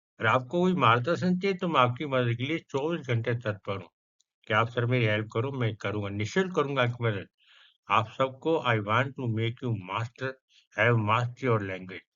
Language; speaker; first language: Hindi; non-native, local second language; Punjabi